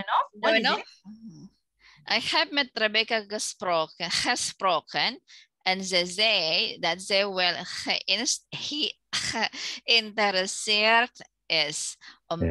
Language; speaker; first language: Dutch; non-native, learner; Indonesian